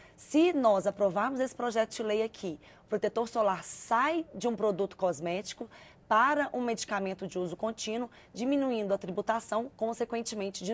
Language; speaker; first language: Portuguese; native; Portuguese